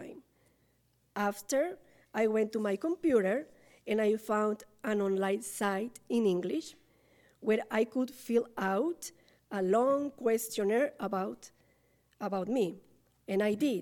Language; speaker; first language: English; non-native, learner; Spanish